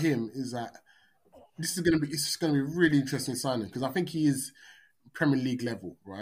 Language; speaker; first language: English; native; English